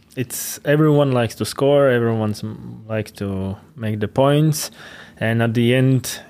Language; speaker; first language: English; non-native, fluent; Latvian